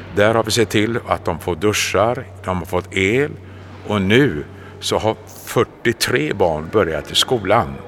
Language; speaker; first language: Swedish; native; Swedish